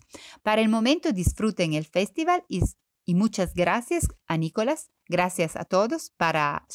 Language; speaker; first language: Spanish; non-native, learner; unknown